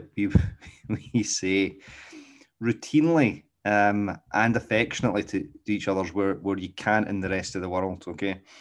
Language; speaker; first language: English; native; English